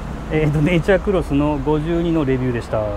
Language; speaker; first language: Japanese; native; Japanese